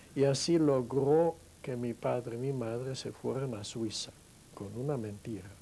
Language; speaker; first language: Spanish; non-native, fluent; German